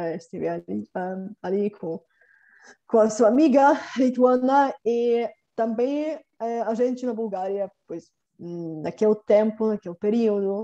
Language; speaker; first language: Portuguese; non-native, fluent; Bulgarian